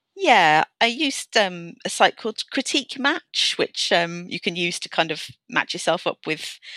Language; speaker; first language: English; native; English